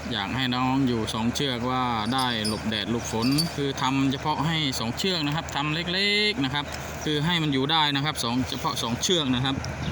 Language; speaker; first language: Thai; non-native, local second language; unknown